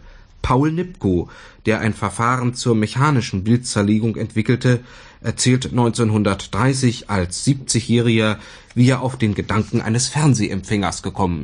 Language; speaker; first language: German; native; German